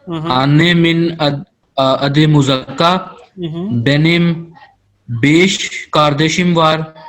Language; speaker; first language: Turkish; non-native, learner; Urdu